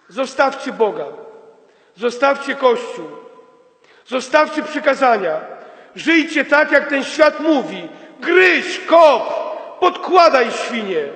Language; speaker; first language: Polish; native; Polish